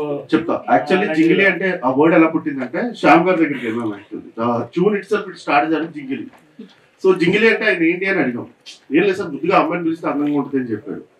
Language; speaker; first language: Telugu; native; Telugu